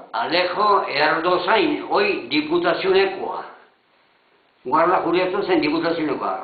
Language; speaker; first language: Basque; native; Basque